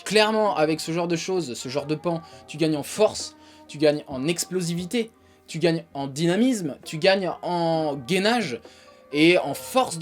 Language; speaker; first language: French; native; French